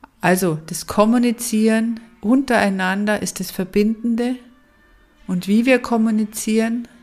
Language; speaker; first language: German; native; German